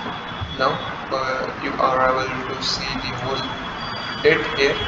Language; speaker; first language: English; non-native, learner; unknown